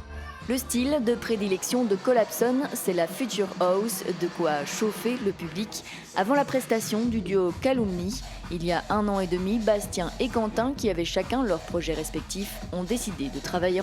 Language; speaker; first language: French; native; French